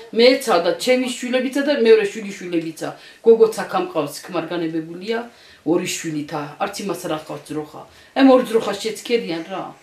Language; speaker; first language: Georgian; native; Georgian